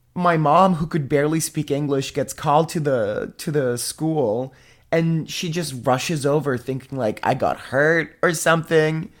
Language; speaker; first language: English; non-native, fluent; Italian